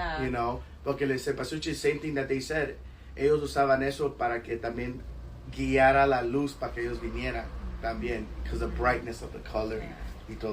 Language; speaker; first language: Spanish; early bilingual, other home language; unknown